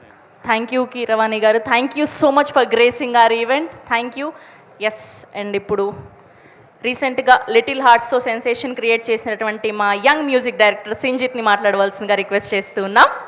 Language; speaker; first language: Telugu; native; Telugu